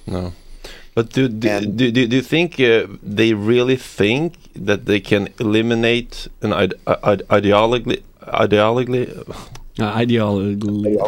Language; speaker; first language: English; non-native, fluent; Swedish